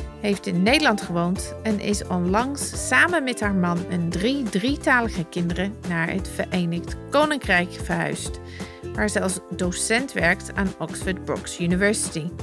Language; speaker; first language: Dutch; non-native, fluent; English